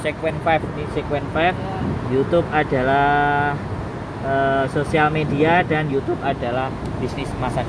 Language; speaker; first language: Indonesian; non-native, local second language; Javanese